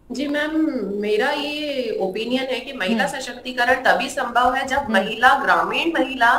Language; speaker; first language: Hindi; native; Hindi